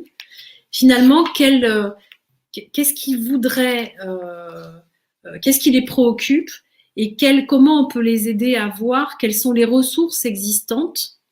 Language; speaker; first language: French; native; French